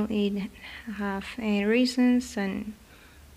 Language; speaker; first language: English; non-native, fluent; Spanish